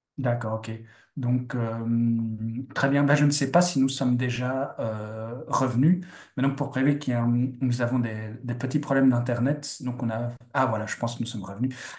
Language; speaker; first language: French; native; French